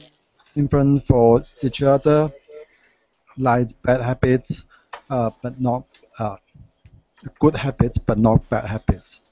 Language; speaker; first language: English; non-native, learner; Chinese